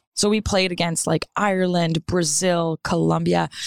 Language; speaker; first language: English; non-native, fluent; French